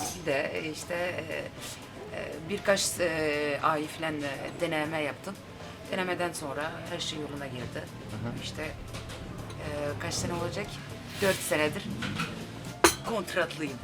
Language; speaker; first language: Turkish; early bilingual, heritage; Turkish